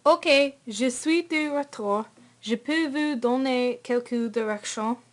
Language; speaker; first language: French; non-native, learner; English